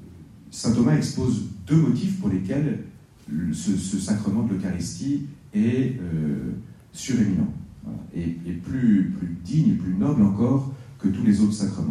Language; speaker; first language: French; native; French